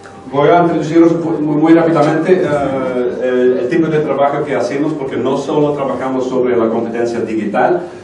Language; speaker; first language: Spanish; non-native, fluent; Dutch